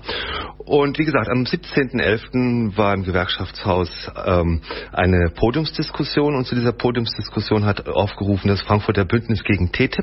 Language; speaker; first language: German; native; German